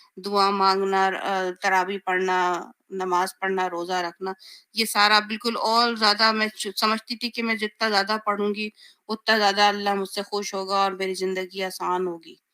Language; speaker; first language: Urdu; native; Urdu